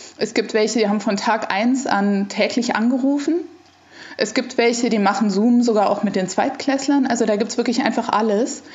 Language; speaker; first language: German; native; German